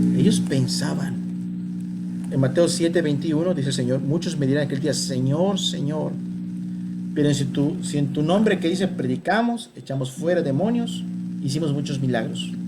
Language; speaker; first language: Spanish; native; Spanish